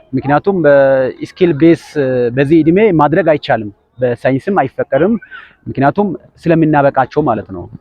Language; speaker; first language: Amharic; non-native, local second language; Wolaytta